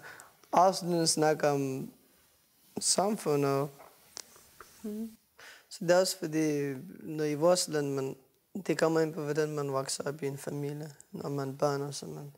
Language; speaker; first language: Danish; non-native, learner; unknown